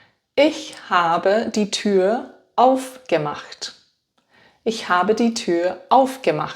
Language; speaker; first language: German; non-native, fluent; English